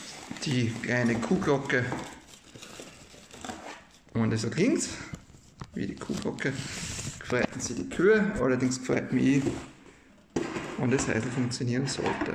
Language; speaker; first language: German; native; German